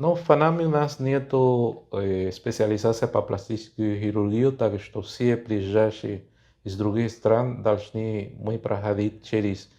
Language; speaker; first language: Russian; non-native, fluent; Spanish